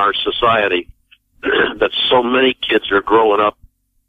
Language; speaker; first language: English; native; English